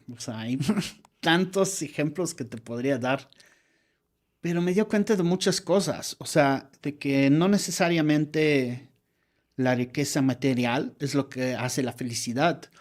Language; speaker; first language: Spanish; non-native, fluent; English